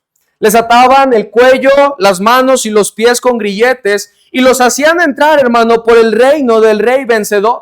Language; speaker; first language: Spanish; native; Spanish